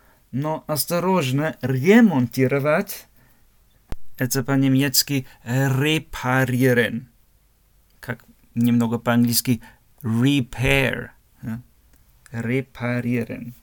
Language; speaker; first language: Russian; non-native, fluent; German